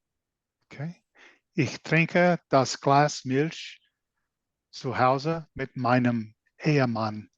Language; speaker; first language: German; non-native, learner; English